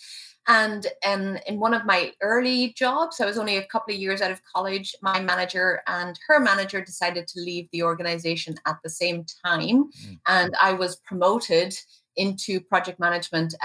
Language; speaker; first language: English; native; English